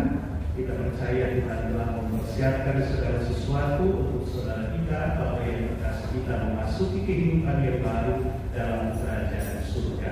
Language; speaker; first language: Indonesian; native; Indonesian